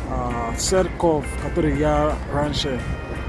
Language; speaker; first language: Russian; non-native, learner; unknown